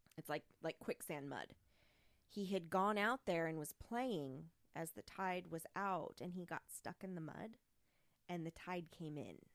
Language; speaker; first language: English; native; English